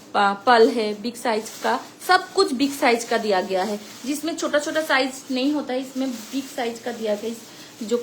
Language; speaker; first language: Hindi; non-native, local second language; Bangla